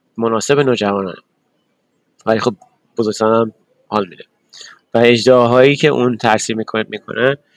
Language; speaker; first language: Persian; early bilingual, other home language; English